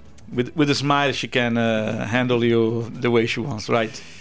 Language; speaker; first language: English; non-native, fluent; Italian